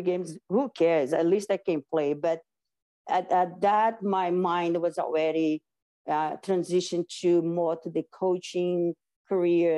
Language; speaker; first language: English; non-native, fluent; Portuguese